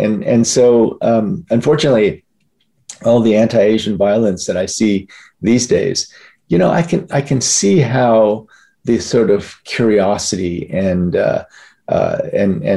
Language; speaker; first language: English; early bilingual, other home language; Korean